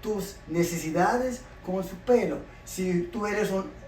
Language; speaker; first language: Spanish; non-native, learner; English